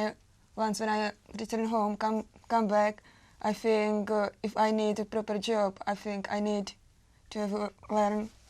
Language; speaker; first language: English; non-native, learner; Czech